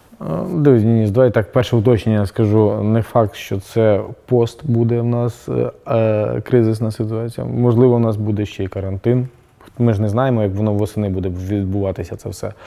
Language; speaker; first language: Ukrainian; native; Ukrainian